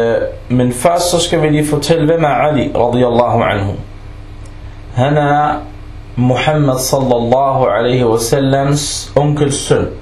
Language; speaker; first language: Danish; non-native, local second language; Arabic